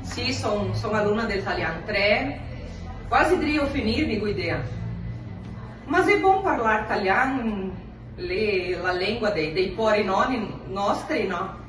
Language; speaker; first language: Italian; non-native, learner; Portuguese